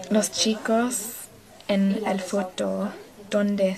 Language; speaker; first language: Spanish; non-native, learner; English